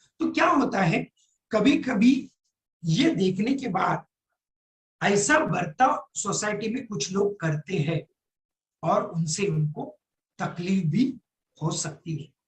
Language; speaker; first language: Hindi; non-native, local second language; Marathi